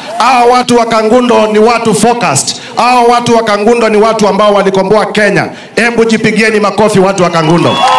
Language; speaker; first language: Swahili; non-native, local second language; Kamba